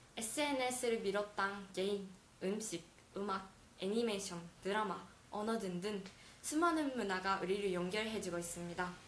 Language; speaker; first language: Korean; non-native, fluent; Japanese